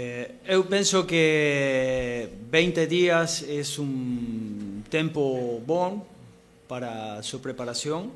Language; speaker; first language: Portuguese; non-native, learner; Spanish